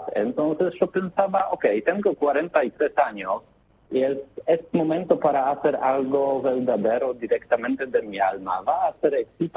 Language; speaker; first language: Spanish; non-native, learner; Polish